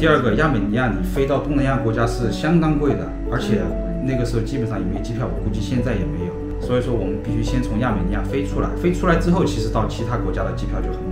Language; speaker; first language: Chinese; native; Chinese